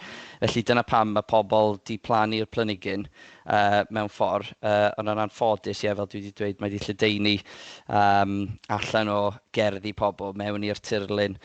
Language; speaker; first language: Welsh; native; Welsh